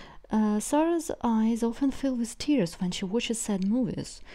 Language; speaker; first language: English; non-native, fluent; Russian